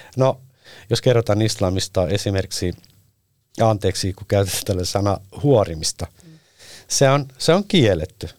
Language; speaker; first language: Finnish; non-native, fluent; Turkish